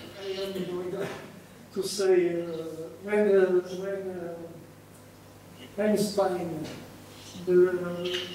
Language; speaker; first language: English; non-native, learner; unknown